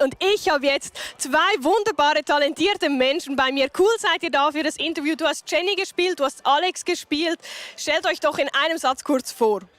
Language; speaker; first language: German; native; German